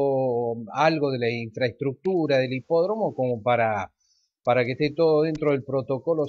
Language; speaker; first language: Spanish; native; Spanish